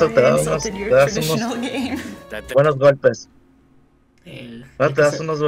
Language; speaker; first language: Spanish; native; Spanish